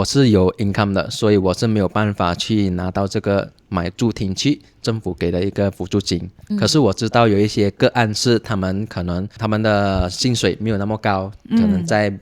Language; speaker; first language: Chinese; non-native, local second language; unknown